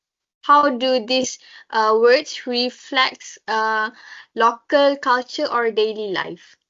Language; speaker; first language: English; non-native, local second language; Malay